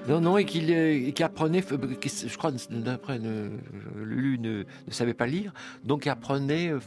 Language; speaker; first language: French; native; French